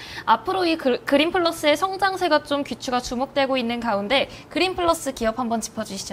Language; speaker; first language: Korean; native; Korean